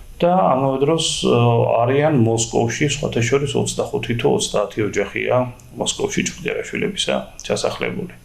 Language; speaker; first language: Georgian; native; Georgian